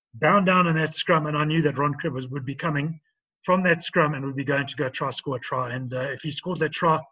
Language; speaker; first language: English; native; English